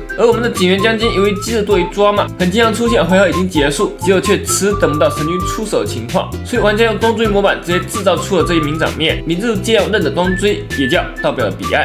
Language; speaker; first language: Chinese; native; Chinese